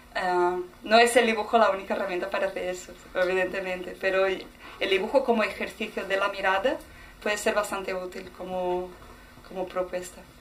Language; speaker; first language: Spanish; non-native, fluent; Portuguese